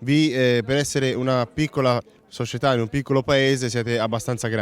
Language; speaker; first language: Italian; native; Italian